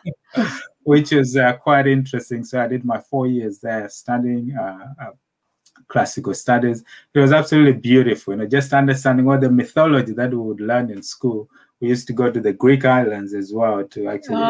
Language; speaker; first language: English; non-native, local second language; Nyanja